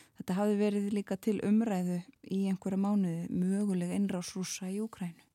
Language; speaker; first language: Icelandic; native; Icelandic